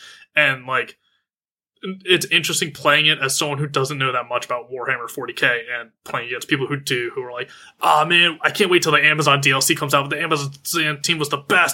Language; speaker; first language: English; native; English